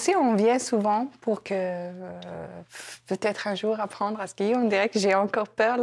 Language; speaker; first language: French; non-native, local second language; Kabyle